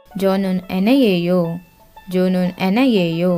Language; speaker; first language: Korean; non-native, learner; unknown